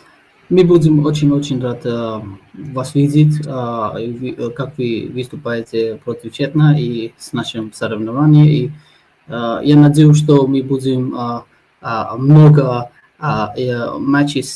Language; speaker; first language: Russian; non-native, fluent; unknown